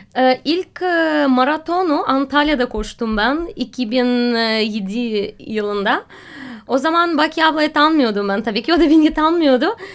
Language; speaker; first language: Turkish; non-native, fluent; Russian